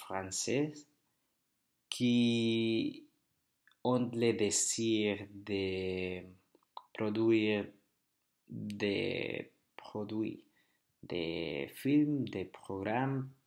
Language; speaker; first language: French; non-native, learner; Spanish